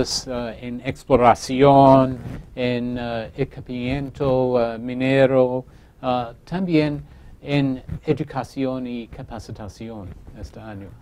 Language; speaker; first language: Spanish; non-native, fluent; English